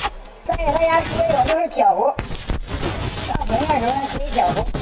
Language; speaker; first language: Chinese; native; Chinese